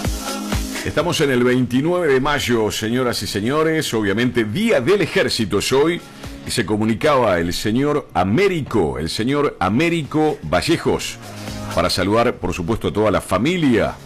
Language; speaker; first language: Spanish; native; Spanish